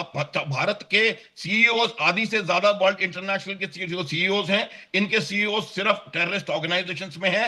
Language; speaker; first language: Hindi; native; Hindi